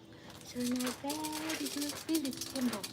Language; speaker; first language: English; non-native, learner; Vietnamese